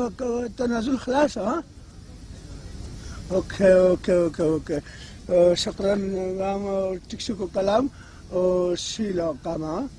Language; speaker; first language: Arabic; non-native, learner; Pashto